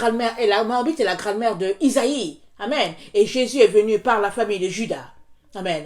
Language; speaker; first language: French; native; French